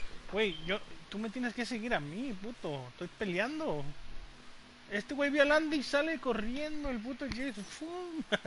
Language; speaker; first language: Spanish; early bilingual, heritage; Spanish